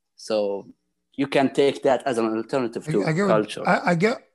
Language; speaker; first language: English; non-native, fluent; Arabic